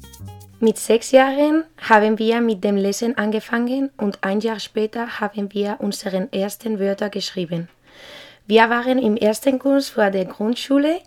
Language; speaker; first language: German; non-native, fluent; Spanish